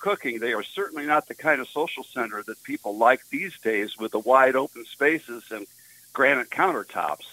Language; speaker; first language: English; native; English